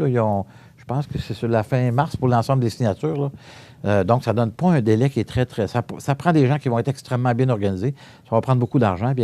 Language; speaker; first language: French; native; French